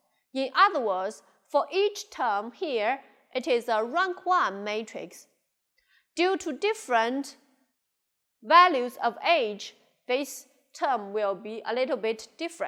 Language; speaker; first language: English; non-native, local second language; Chinese